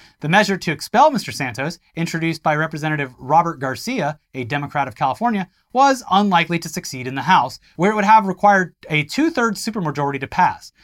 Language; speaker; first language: English; native; English